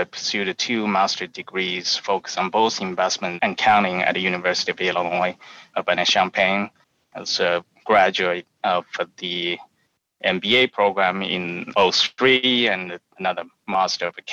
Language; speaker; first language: English; non-native, fluent; Chinese